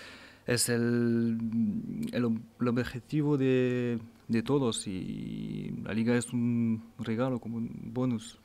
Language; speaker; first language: Spanish; non-native, fluent; French